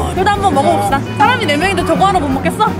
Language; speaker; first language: Korean; native; Korean